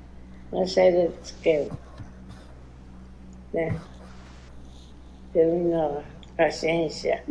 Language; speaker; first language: Portuguese; non-native, learner; Japanese